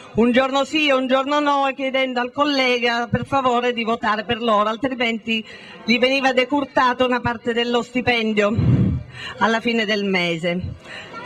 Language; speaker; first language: Italian; native; Italian